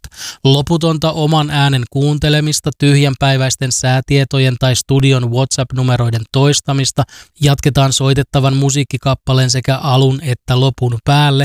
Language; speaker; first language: Finnish; native; Finnish